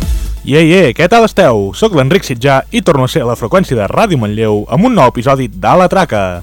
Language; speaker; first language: Catalan; native; Catalan